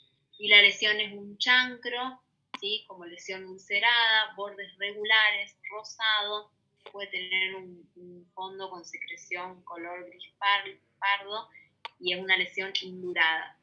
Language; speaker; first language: Spanish; native; Spanish